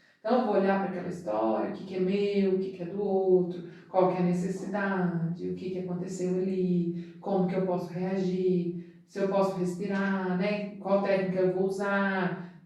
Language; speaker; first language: Portuguese; native; Portuguese